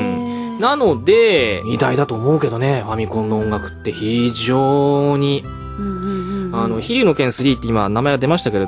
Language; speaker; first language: Japanese; native; Japanese